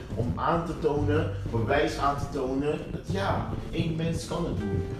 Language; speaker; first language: Dutch; non-native, local second language; Papiamento